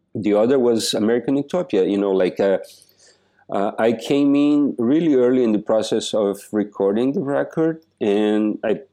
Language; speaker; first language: English; non-native, fluent; Portuguese